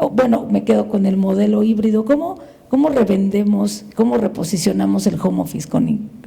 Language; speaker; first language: Spanish; native; Spanish